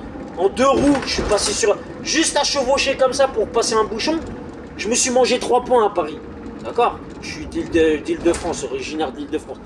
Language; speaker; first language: French; native; French